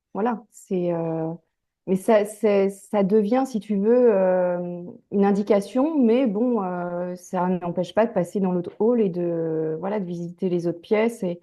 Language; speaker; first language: French; native; French